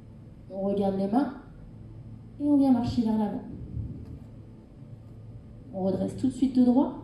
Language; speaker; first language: French; native; French